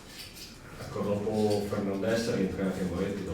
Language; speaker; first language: Italian; native; Italian